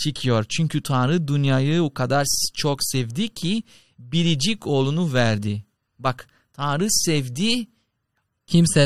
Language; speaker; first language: Turkish; non-native, learner; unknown